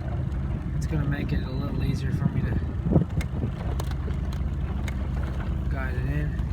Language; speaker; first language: English; native; English